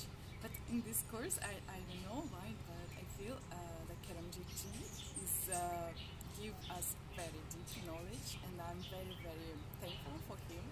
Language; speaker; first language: English; non-native, learner; Russian